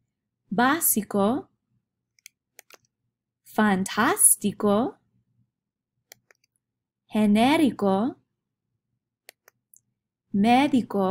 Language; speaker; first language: Spanish; non-native, fluent; English